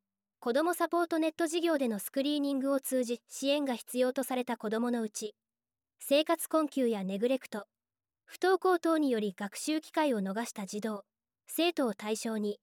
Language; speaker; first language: Japanese; native; Japanese